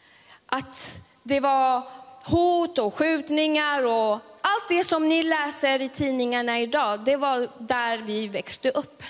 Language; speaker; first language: Swedish; early bilingual, other home language; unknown